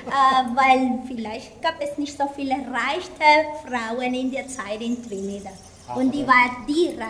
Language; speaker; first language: German; non-native, fluent; Spanish